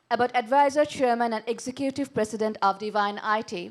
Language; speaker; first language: English; non-native, local second language; Bangla